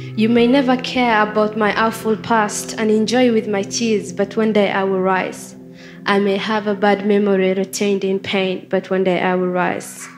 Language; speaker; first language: English; non-native, fluent; Somali